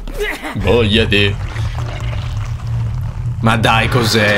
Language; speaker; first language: Italian; native; Italian